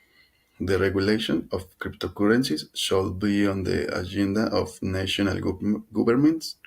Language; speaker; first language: English; non-native, learner; Spanish